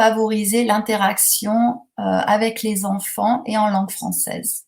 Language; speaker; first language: French; native; French